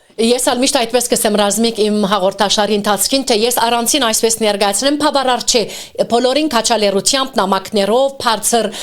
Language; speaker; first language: Armenian; early bilingual, heritage; Armenian